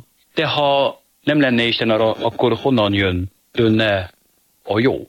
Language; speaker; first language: Hungarian; non-native, fluent; French